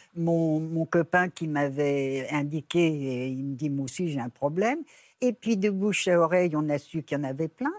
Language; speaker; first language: French; native; French